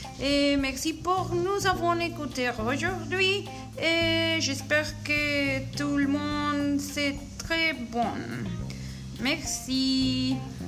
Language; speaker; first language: French; non-native, learner; Spanish